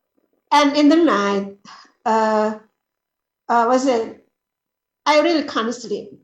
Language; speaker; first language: English; non-native, learner; Indonesian